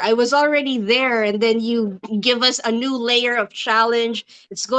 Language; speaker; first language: English; non-native, local second language; Filipino